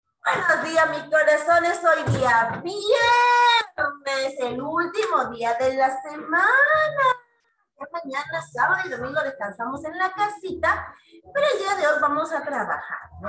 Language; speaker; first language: Spanish; native; Spanish